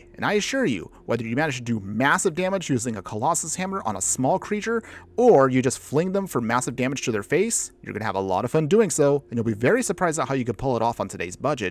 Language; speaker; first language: English; native; English